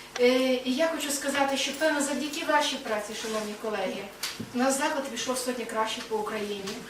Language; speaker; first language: Ukrainian; native; Ukrainian